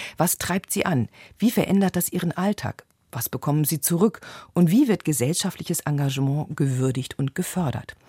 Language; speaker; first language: German; native; German